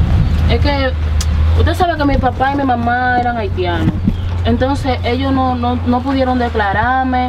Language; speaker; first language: Spanish; native; Spanish